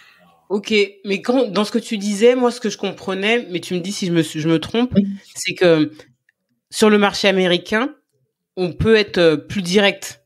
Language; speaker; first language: French; native; French